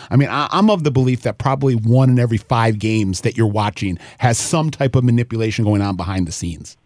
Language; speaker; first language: English; native; English